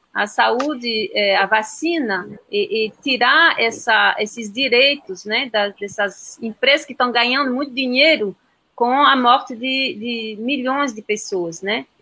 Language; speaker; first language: Portuguese; non-native, fluent; French